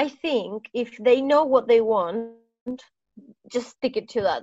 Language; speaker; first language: English; non-native, fluent; Spanish